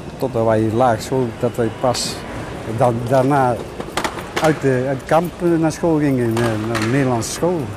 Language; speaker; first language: Dutch; early bilingual, other home language; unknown